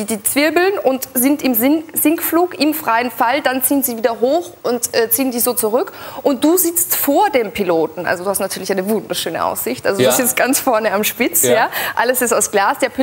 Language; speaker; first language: German; native; German